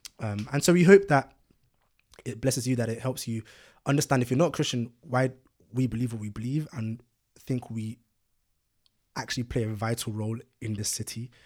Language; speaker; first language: English; early bilingual, other home language; Yoruba